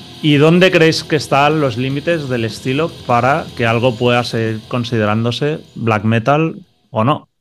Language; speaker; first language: Spanish; non-native, local second language; Catalan